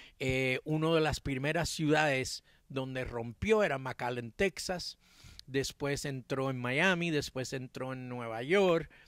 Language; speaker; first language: Spanish; early bilingual, heritage; Spanish